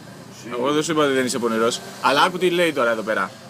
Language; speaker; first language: Greek; native; Greek